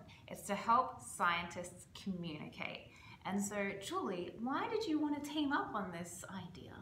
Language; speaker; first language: English; native; English